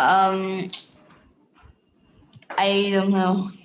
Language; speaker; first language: English; non-native, learner; Vietnamese